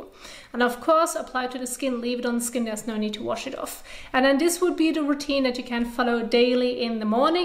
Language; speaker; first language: English; non-native, fluent; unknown